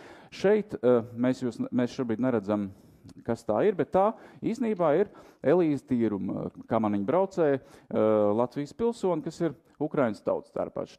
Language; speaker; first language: Latvian; native; Latvian